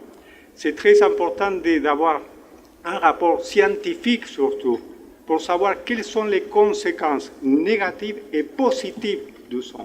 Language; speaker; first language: French; non-native, fluent; Spanish